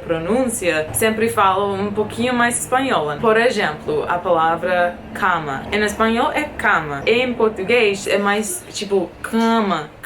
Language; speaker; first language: Portuguese; non-native, fluent; English